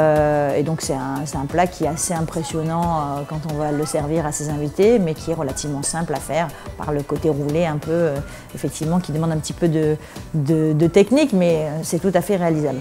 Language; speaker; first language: French; native; French